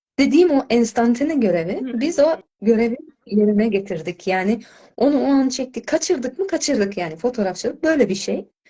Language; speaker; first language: Turkish; non-native, fluent; Azerbaijani